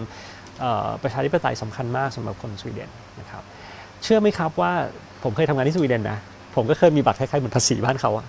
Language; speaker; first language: Thai; native; Thai